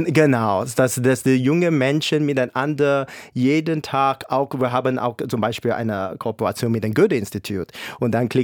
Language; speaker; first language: German; non-native, fluent; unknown